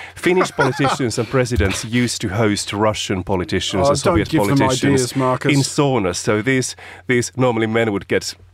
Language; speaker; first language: English; non-native, fluent; Finnish